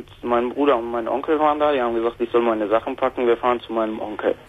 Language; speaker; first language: German; native; German